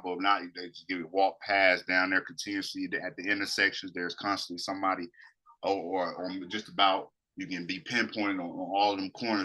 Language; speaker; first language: English; native; English